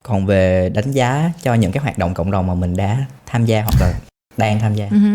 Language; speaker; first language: Vietnamese; native; Vietnamese